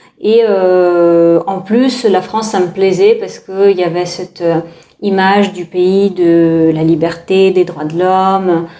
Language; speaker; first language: French; non-native, fluent; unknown